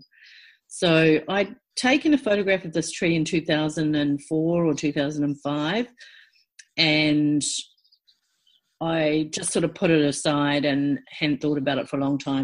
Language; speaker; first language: English; native; English